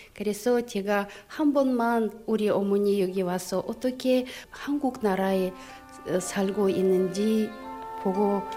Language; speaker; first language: Korean; non-native, learner; Russian